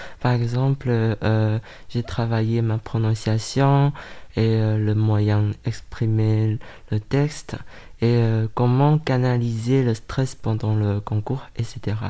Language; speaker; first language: French; non-native, fluent; Chinese